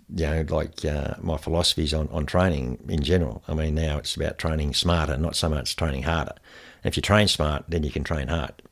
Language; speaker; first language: English; native; English